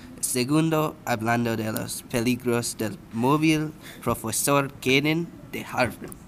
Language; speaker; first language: Spanish; non-native, learner; English